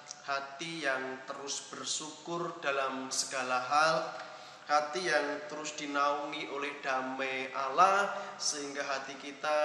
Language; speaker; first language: Indonesian; native; Indonesian